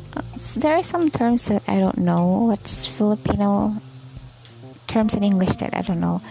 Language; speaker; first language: English; non-native, local second language; Cebuano